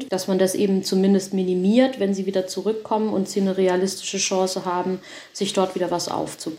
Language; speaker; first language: German; native; German